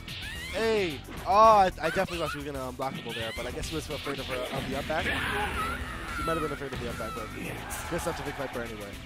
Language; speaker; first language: English; native; English